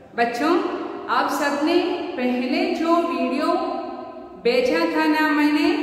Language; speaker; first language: Hindi; non-native, local second language; Kannada